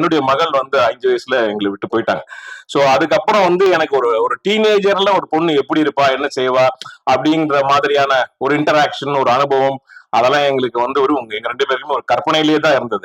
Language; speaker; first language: Tamil; native; Tamil